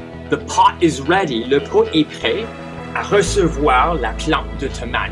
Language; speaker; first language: French; non-native, fluent; English